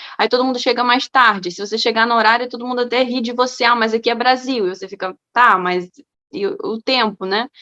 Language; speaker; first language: Portuguese; non-native, fluent; Ukrainian